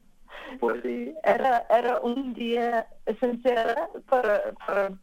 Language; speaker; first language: Spanish; non-native, learner; English